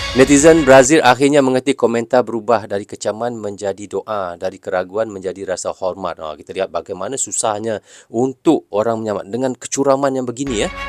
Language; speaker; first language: Malay; native; Malay